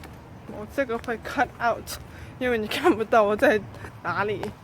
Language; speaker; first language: Chinese; early bilingual, heritage; Chinese